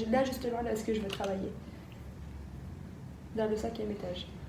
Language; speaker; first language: French; native; French